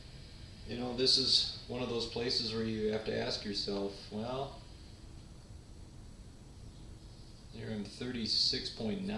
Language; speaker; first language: English; native; English